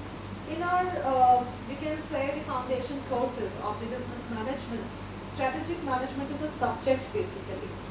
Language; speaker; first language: English; non-native, local second language; Hindi